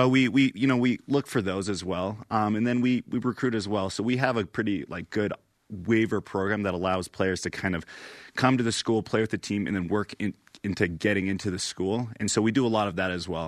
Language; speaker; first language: English; native; English